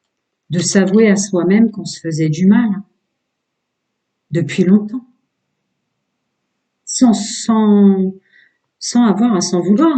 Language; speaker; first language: French; native; French